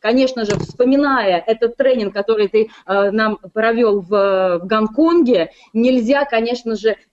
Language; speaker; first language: Russian; native; Russian